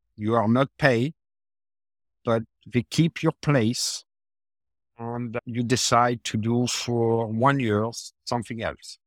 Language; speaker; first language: English; non-native, learner; French